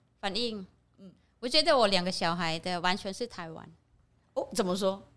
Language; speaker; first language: Chinese; non-native, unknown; Thai